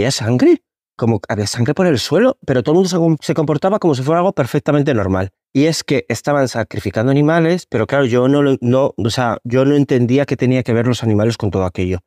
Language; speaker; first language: Spanish; native; Spanish